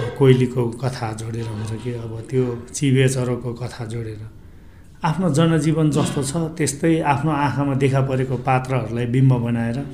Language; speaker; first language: Nepali; non-native, local second language; Eastern Tamang